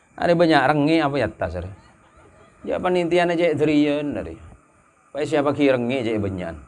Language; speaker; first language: Indonesian; native; Indonesian